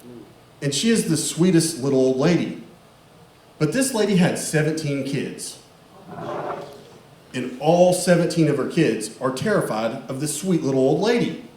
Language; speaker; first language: English; native; English